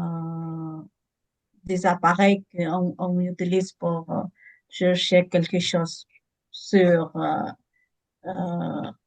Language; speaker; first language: French; non-native, learner; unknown